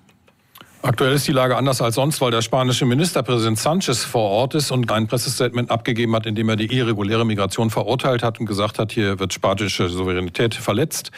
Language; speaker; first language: German; native; German